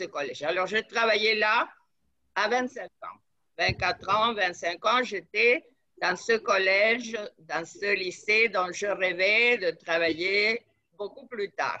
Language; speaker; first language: French; non-native, fluent; Spanish